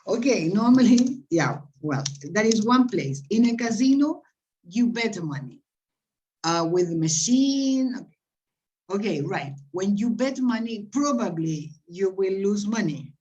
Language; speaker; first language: English; non-native, fluent; Spanish